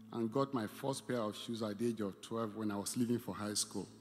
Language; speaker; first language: English; non-native, local second language; Igbo